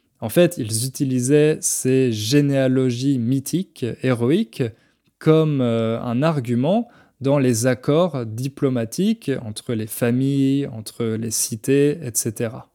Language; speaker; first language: French; native; French